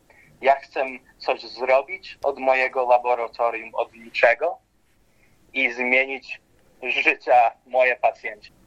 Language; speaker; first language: Polish; early bilingual, heritage; Polish